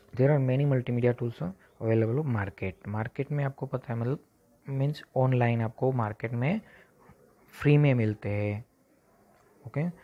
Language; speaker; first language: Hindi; non-native, local second language; Gujarati